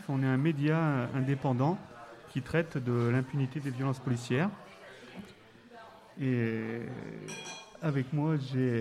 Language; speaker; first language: French; native; French